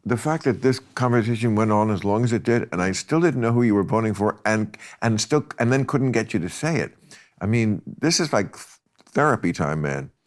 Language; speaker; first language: English; native; English